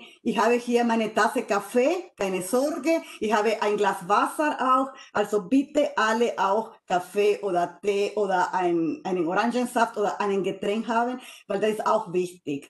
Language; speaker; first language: German; non-native, fluent; Spanish